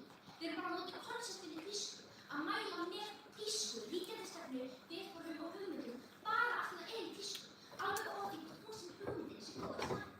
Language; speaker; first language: Icelandic; native; Icelandic